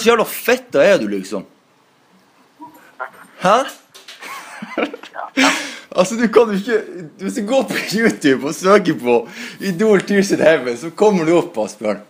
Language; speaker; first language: Norwegian; native; Norwegian